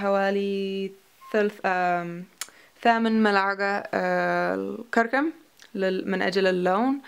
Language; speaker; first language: Arabic; non-native, learner; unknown